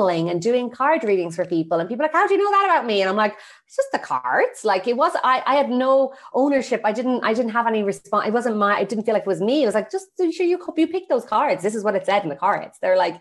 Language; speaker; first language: English; native; English